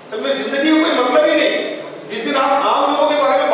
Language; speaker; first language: Hindi; non-native, local second language; Urdu